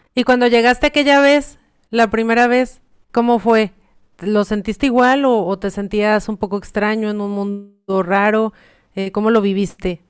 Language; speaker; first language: Spanish; native; Spanish